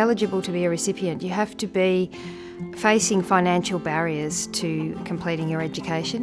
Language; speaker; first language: English; native; English